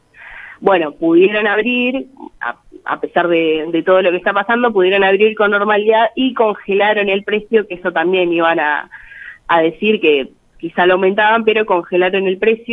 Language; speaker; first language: Spanish; native; Spanish